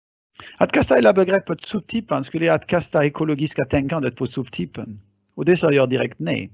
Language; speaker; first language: Swedish; non-native, fluent; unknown